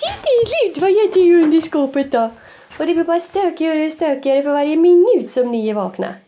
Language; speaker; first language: Swedish; native; Swedish